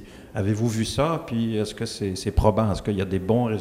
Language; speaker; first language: French; native; French